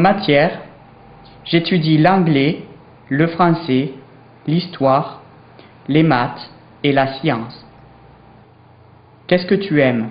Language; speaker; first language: French; non-native, learner; English